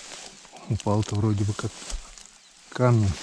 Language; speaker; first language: Russian; native; Russian